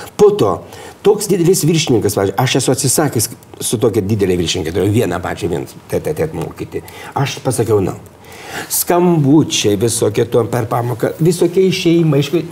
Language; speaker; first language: Lithuanian; native; Lithuanian